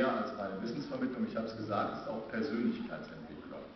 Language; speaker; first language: German; native; German